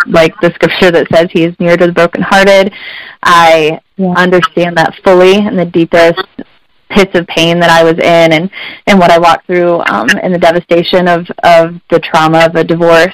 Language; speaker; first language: English; native; English